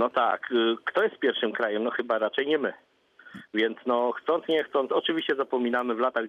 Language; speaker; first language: Polish; native; Polish